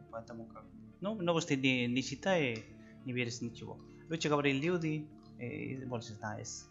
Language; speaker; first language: Russian; non-native, learner; Spanish